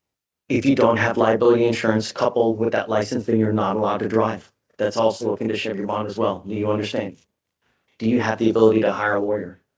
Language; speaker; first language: English; native; English